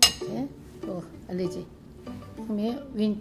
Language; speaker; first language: French; non-native, learner; Korean